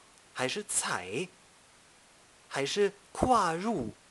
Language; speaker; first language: Chinese; non-native, fluent; German